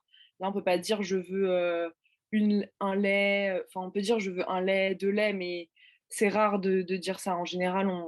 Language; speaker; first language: French; native; French